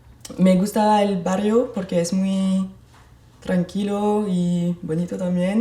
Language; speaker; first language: Spanish; non-native, fluent; French